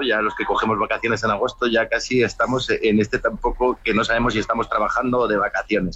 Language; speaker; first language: Spanish; native; Spanish